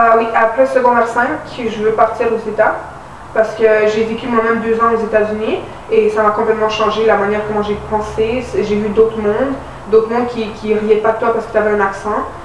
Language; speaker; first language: French; early bilingual, other home language; Romanian